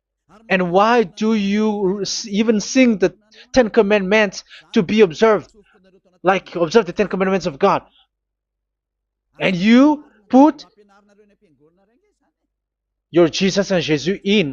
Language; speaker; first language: English; non-native, fluent; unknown